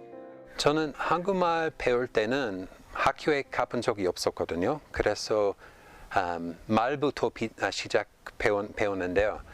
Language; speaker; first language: Korean; non-native, fluent; English